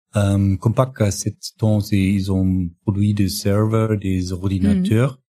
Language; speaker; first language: French; non-native, learner; German